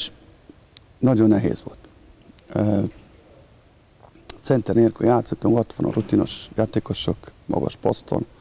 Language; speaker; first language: Hungarian; non-native, learner; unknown